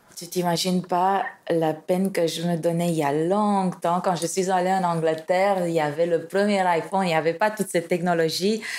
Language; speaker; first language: French; non-native, fluent; Romanian